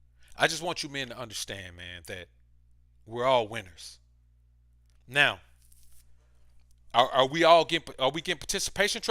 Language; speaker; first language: English; native; English